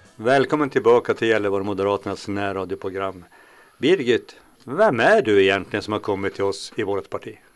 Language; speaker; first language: Swedish; native; Swedish